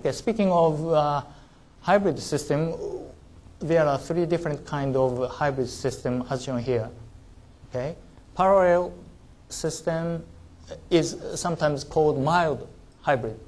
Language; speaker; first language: English; non-native, learner; Japanese